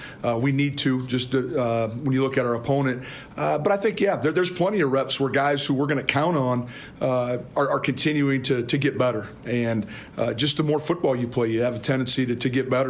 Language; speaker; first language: English; native; English